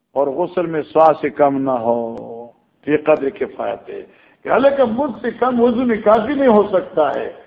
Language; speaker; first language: Urdu; non-native, local second language; Northern Hindko